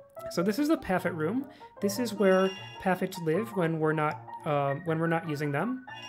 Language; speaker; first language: English; native; English